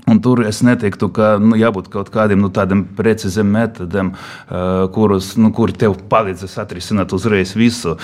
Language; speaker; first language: Latvian; non-native, local second language; Russian